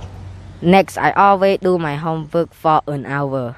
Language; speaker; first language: English; non-native, learner; Khmer